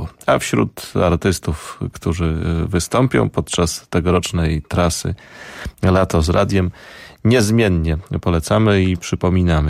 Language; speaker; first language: Polish; native; Polish